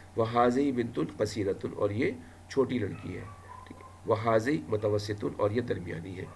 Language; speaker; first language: Urdu; native; Urdu